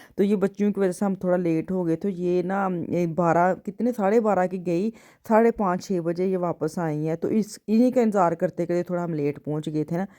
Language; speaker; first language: Urdu; non-native, local second language; Punjabi